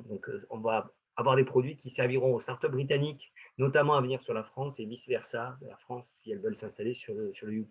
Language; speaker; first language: French; native; French